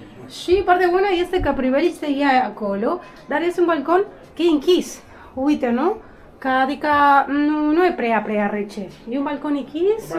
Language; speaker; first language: Romanian; non-native, learner; Spanish